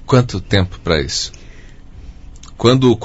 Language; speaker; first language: Portuguese; native; Portuguese